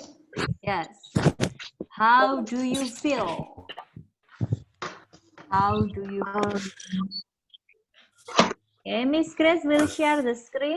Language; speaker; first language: English; non-native, fluent; Indonesian